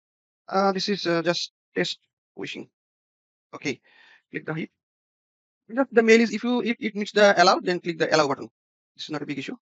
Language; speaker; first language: English; non-native, local second language; Bangla